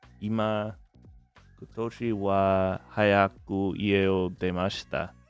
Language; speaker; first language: Japanese; non-native, learner; English